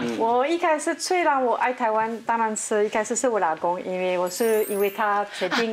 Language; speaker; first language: Chinese; non-native, fluent; French